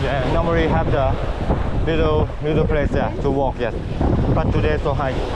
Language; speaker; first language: English; non-native, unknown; Thai